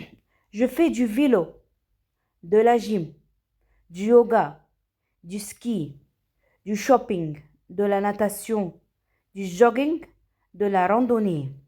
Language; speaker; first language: French; non-native, fluent; Arabic